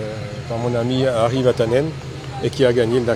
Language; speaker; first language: French; native; French